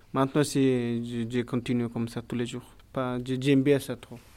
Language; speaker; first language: French; non-native, learner; Bangla